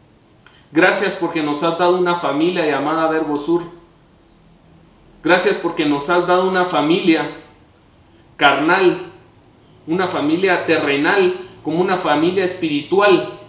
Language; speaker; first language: Spanish; native; Spanish